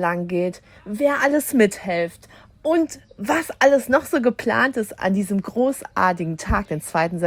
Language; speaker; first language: German; native; German